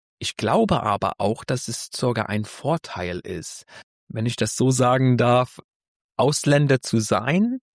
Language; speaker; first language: German; non-native, fluent; English